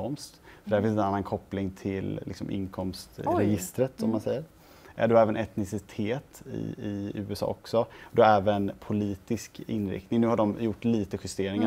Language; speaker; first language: Swedish; native; Swedish